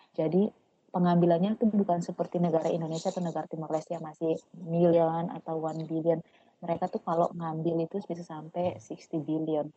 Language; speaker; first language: Indonesian; non-native, local second language; Tetum